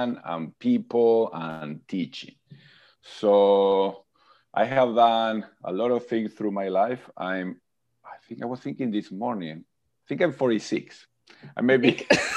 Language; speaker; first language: English; non-native, fluent; Spanish